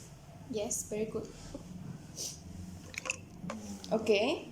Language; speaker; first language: English; non-native, learner; Spanish